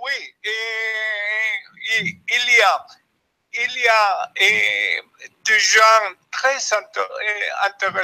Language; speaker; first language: French; non-native, fluent; Spanish